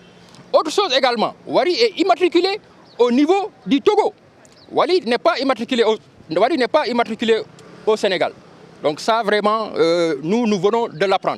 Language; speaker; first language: French; non-native, local second language; Wolof